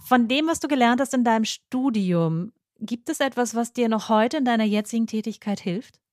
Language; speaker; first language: German; native; German